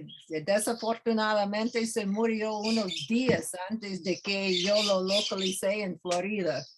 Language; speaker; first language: Spanish; non-native, fluent; English